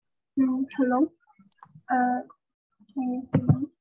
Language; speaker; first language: English; non-native, fluent; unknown